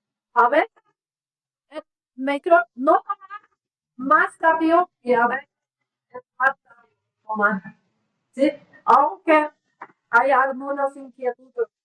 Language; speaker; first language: Spanish; non-native, learner; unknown